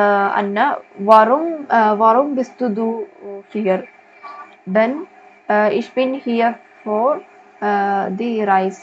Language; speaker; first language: German; non-native, learner; Malayalam